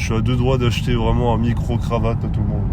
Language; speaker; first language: French; native; French